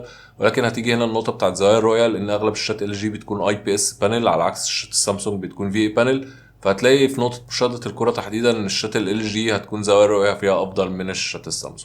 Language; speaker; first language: Arabic; native; Arabic